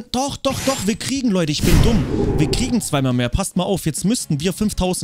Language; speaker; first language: German; native; German